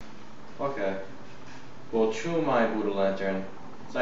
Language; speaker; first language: Chinese; non-native, learner; English